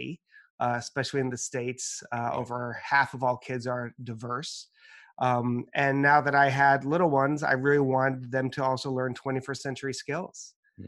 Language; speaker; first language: English; native; English